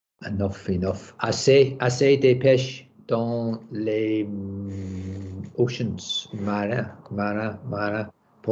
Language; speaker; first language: French; non-native, learner; English